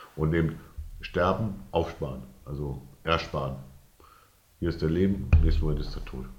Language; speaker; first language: German; native; German